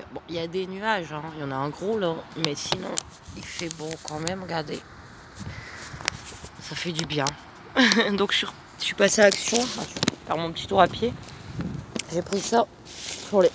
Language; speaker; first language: French; native; French